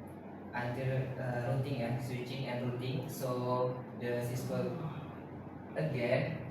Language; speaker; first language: English; non-native, learner; Indonesian